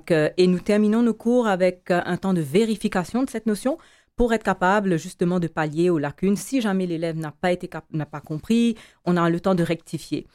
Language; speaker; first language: French; native; French